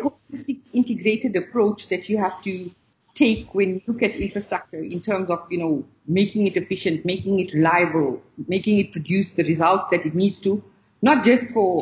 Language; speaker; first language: English; native; English